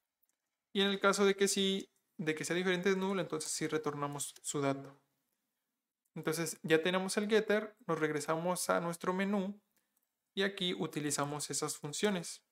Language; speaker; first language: Spanish; native; Spanish